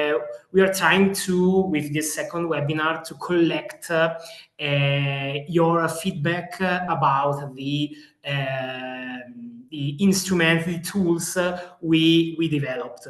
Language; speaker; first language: English; non-native, fluent; Italian